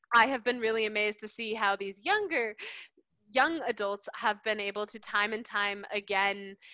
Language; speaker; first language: English; native; English